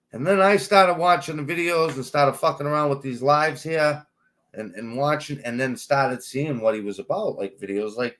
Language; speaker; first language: English; native; English